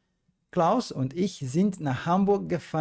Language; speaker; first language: German; non-native, fluent; Portuguese